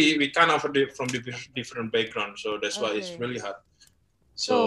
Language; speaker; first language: English; non-native, learner; Indonesian